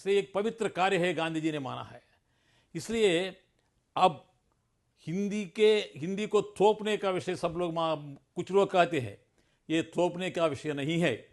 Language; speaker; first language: Hindi; non-native, local second language; Telugu